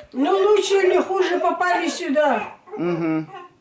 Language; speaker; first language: Russian; native; Russian